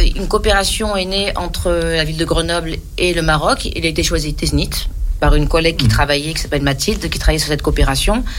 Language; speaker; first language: French; early bilingual, other home language; Arabic